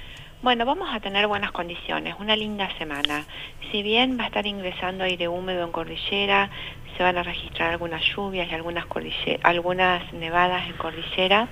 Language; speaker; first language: Spanish; native; Spanish